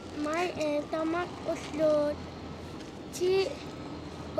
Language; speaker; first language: Danish; non-native, learner; Kalaallisut